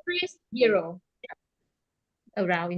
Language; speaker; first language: English; non-native, learner; Vietnamese